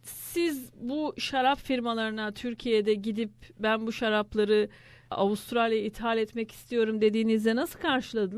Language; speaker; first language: Turkish; native; Turkish